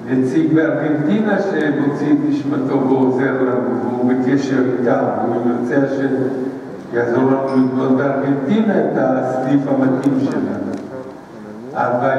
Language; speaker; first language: Hebrew; early bilingual, other home language; Spanish